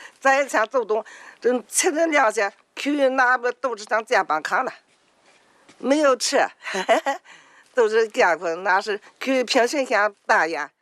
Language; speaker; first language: Chinese; native; Chinese